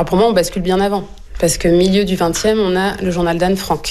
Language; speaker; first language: French; native; French